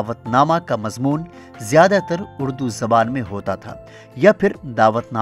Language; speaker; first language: Hindi; native; Hindi